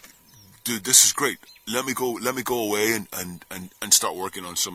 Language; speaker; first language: English; native; English